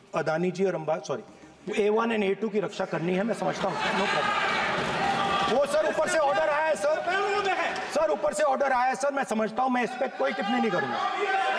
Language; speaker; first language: Hindi; native; Hindi